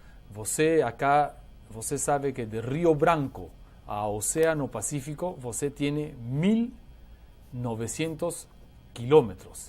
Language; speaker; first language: Portuguese; non-native, learner; Spanish